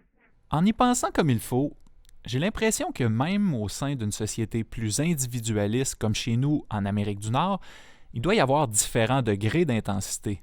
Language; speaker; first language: French; native; French